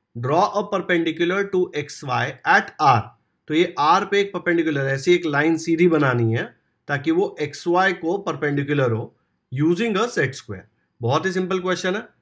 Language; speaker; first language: Hindi; non-native, local second language; Marathi